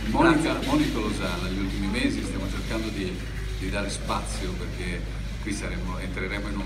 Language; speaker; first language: Italian; native; Italian